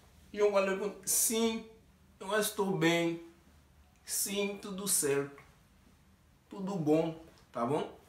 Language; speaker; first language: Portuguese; non-native, learner; Haitian Creole